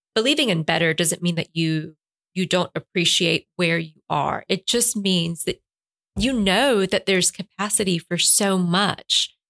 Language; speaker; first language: English; non-native, fluent; Spanish